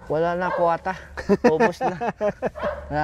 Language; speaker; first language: Filipino; non-native, learner; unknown